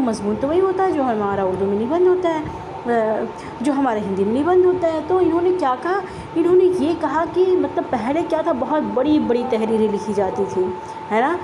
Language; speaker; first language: Urdu; native; Urdu